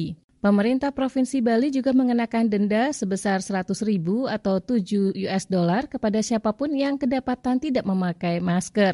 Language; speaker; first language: Indonesian; native; Indonesian